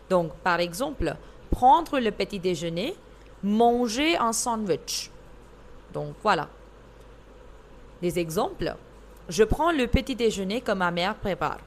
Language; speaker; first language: French; non-native, fluent; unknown